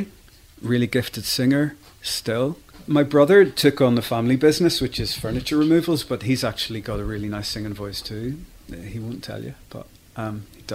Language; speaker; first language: English; native; English